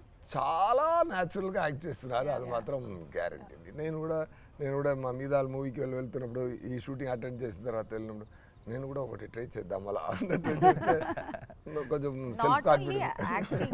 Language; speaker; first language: Telugu; non-native, learner; Tamil